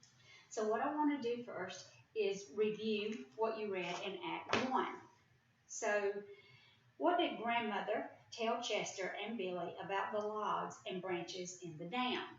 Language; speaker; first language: English; native; English